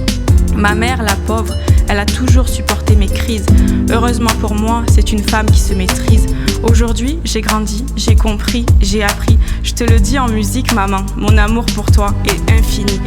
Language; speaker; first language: French; native; French